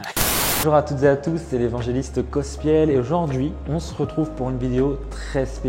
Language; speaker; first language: French; native; French